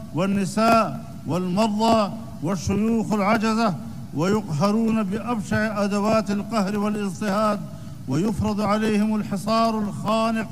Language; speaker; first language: Arabic; non-native, fluent; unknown